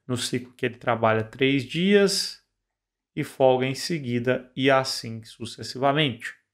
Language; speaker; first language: Portuguese; native; Portuguese